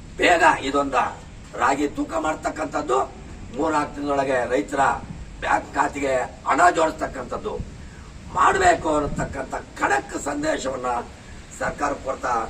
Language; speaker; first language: Kannada; native; Kannada